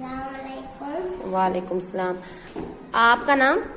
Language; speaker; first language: Hindi; non-native, local second language; Kashmiri